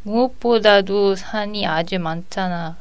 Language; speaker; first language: Korean; non-native, learner; Japanese